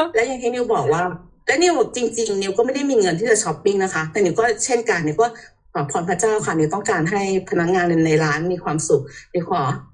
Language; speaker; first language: Thai; early bilingual, heritage; Thai